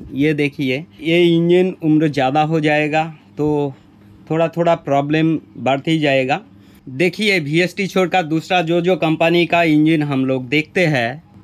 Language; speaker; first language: Hindi; non-native, local second language; Bangla